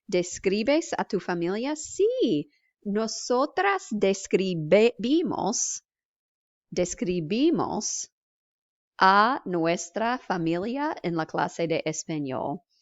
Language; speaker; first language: Spanish; non-native, fluent; English